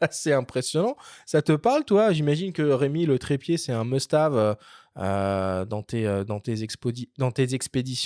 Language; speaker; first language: French; native; French